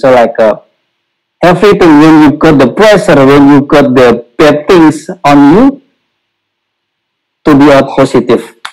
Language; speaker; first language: English; non-native, learner; Indonesian